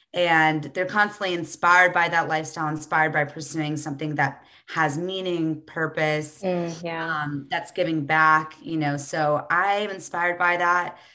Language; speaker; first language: English; native; English